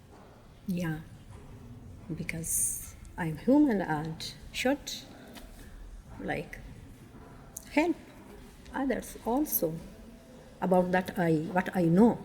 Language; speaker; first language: English; non-native, learner; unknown